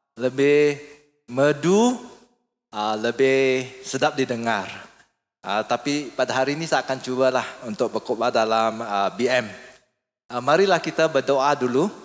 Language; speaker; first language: Malay; non-native, local second language; English